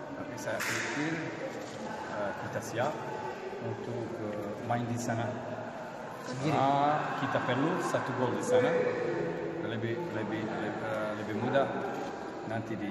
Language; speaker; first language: Indonesian; non-native, learner; Armenian